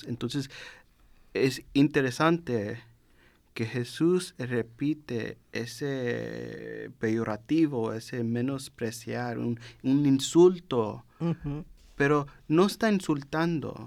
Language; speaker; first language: Spanish; non-native, learner; English